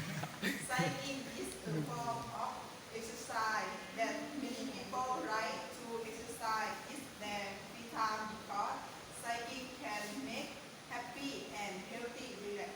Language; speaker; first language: English; non-native, learner; Vietnamese